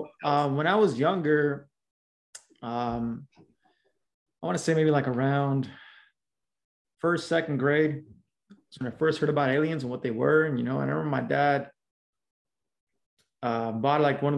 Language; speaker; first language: English; native; English